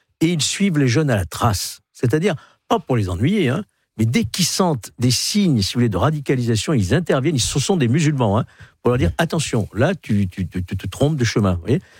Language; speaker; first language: French; native; French